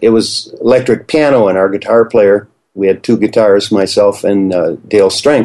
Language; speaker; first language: English; native; English